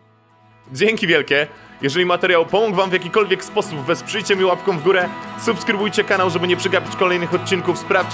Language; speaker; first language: Polish; native; Polish